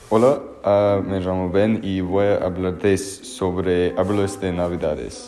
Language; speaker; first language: Spanish; non-native, learner; English